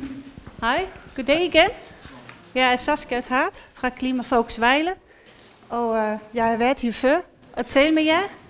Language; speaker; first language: Danish; non-native, fluent; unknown